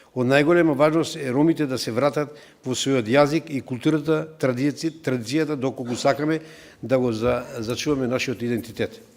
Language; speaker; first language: Macedonian; non-native, local second language; Romany